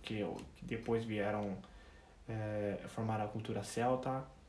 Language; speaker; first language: Portuguese; non-native, fluent; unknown